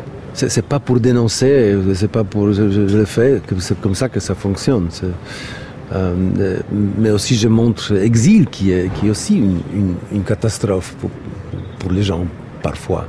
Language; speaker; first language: French; non-native, fluent; Polish